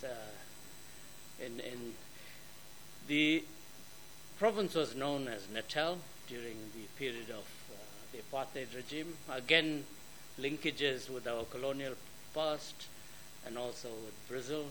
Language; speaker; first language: English; native; English